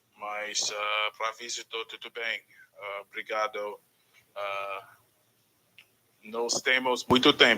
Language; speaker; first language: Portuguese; non-native, learner; English